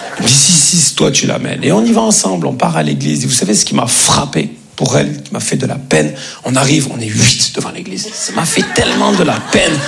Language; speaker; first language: French; early bilingual, other home language; Arabic